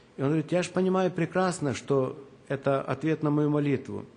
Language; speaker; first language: Russian; non-native, local second language; Ukrainian